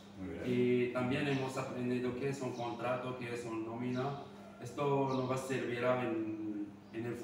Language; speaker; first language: Spanish; non-native, learner; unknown